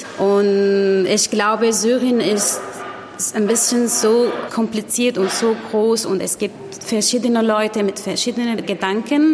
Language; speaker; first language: German; non-native, learner; Arabic